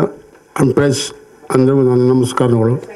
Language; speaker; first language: Telugu; non-native, learner; Kannada